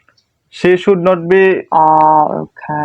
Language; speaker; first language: English; non-native, learner; Bangla